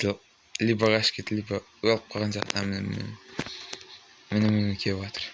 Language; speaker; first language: Kazakh; native; Kazakh